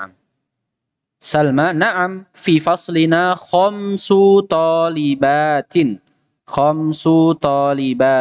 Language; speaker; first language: Arabic; non-native, fluent; Indonesian